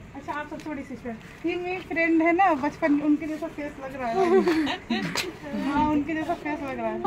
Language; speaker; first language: Hindi; non-native, local second language; Gujarati